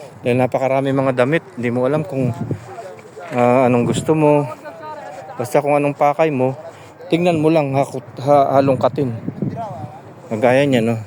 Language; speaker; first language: Filipino; non-native, local second language; Pampanga